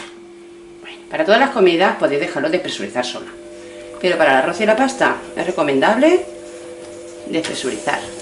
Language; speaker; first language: Spanish; native; Spanish